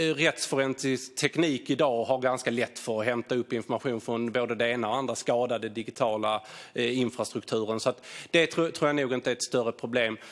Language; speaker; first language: Swedish; native; Swedish